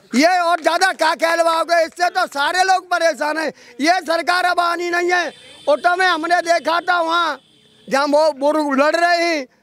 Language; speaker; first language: Hindi; native; Hindi